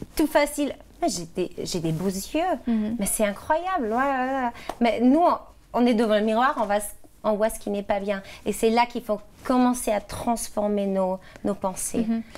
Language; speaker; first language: French; non-native, fluent; German